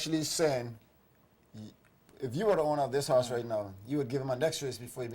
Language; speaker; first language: English; native; English